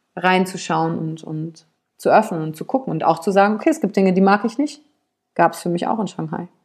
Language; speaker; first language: German; native; German